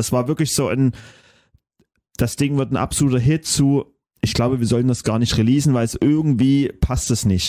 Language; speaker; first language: German; native; German